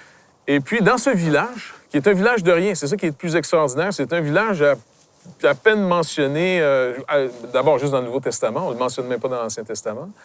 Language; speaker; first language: French; native; French